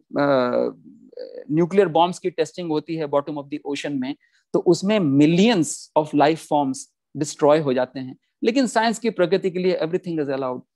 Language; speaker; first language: Hindi; native; Hindi